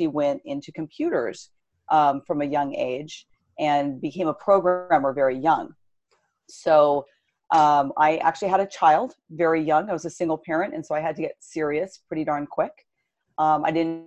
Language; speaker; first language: English; native; English